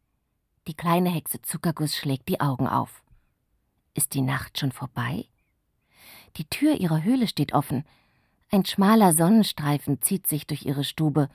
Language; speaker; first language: German; native; German